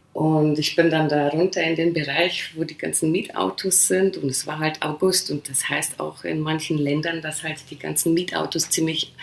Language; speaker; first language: German; early bilingual, other home language; Polish